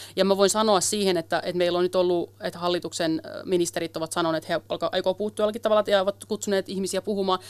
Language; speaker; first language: Finnish; early bilingual, other home language; Kurdish